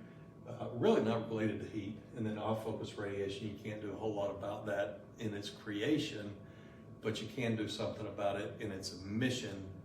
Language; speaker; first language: English; native; English